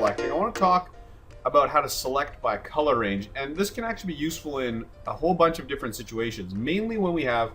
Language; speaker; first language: English; native; English